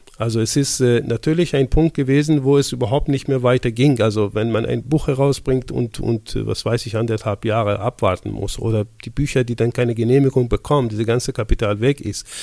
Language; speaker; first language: German; non-native, fluent; Persian